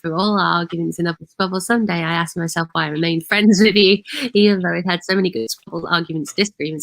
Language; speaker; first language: English; native; English